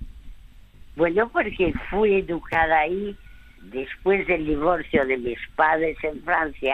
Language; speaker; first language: Spanish; early bilingual, other home language; French